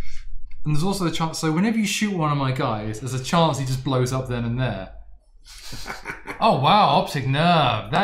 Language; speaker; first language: English; native; English